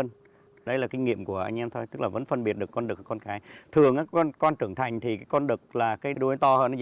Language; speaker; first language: Vietnamese; native; Vietnamese